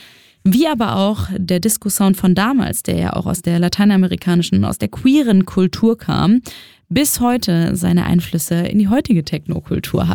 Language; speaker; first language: German; native; German